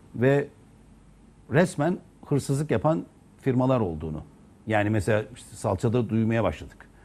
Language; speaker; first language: Turkish; native; Turkish